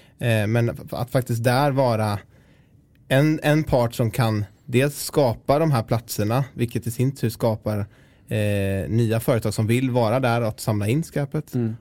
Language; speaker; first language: Swedish; native; Swedish